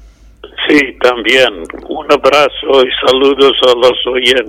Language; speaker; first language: Spanish; non-native, fluent; English